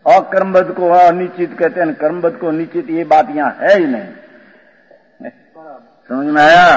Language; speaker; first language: Hindi; non-native, local second language; Gujarati